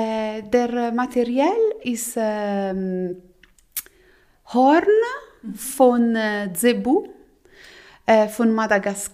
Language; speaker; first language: German; non-native, local second language; Italian